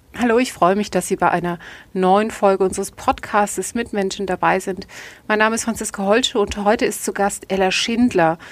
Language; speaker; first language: German; native; German